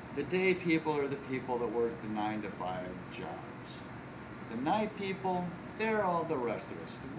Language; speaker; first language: English; native; English